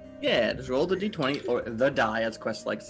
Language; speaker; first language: English; native; English